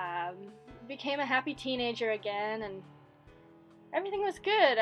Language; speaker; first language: English; native; English